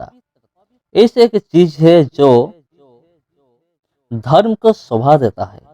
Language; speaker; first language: Hindi; non-native, local second language; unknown